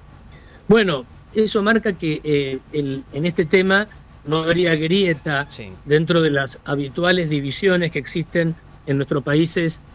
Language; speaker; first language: Spanish; native; Spanish